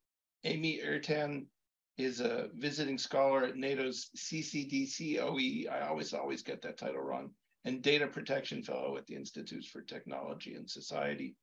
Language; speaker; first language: English; native; English